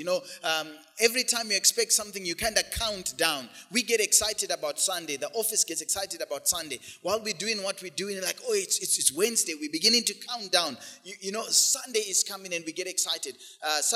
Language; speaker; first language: English; non-native, local second language; Shona